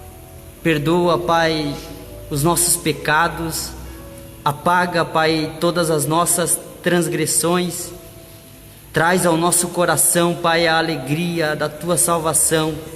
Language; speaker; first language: Portuguese; native; Portuguese